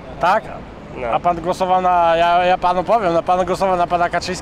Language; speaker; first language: Polish; native; Polish